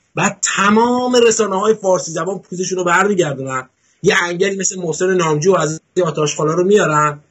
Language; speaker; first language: Persian; native; Persian